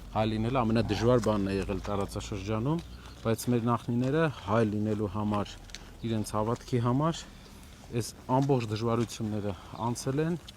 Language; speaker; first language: Armenian; native; Armenian